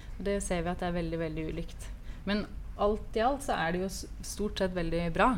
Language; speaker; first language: Norwegian; native; Norwegian